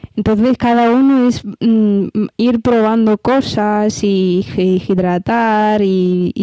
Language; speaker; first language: Spanish; early bilingual, other home language; Amharic